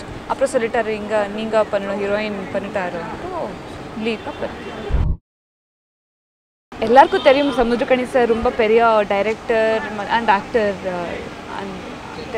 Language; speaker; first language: Tamil; non-native, learner; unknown